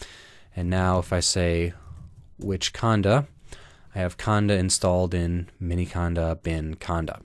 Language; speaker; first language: English; native; English